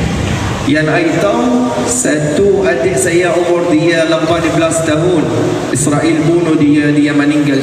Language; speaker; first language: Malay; non-native, fluent; Arabic